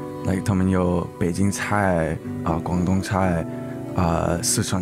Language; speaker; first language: Chinese; early bilingual, heritage; English